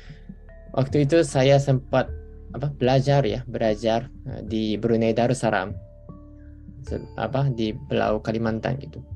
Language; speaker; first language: Indonesian; non-native, fluent; Japanese